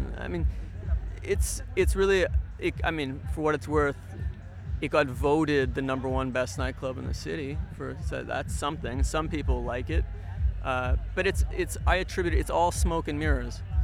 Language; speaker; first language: English; native; English